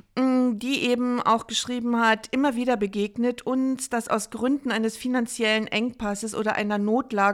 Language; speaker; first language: German; native; German